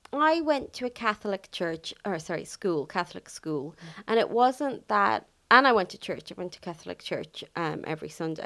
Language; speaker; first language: English; native; English